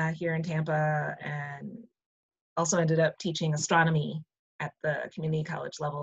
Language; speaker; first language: English; native; English